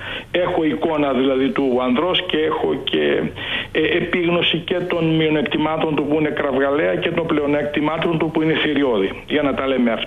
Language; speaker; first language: Greek; native; Greek